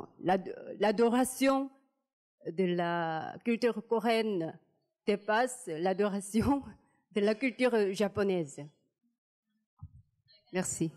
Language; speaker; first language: French; non-native, fluent; Korean